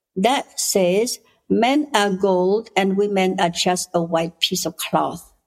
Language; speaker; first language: English; non-native, fluent; Khmer